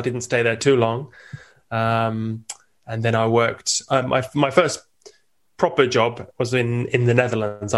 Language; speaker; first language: English; native; English